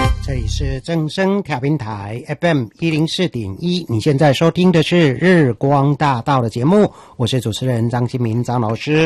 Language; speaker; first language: Chinese; native; Chinese